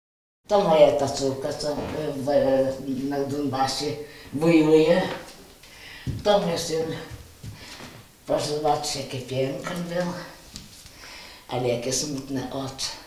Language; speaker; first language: Polish; early bilingual, heritage; Polish